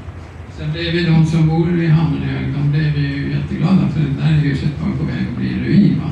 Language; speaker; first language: Swedish; native; Swedish